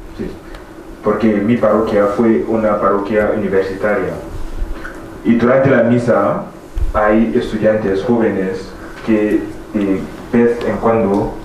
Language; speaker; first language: Spanish; non-native, fluent; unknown